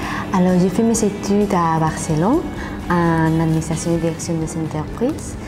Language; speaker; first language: French; non-native, fluent; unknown